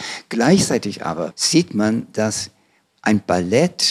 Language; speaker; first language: German; non-native, fluent; English